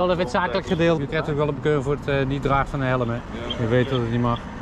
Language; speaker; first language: Dutch; native; Dutch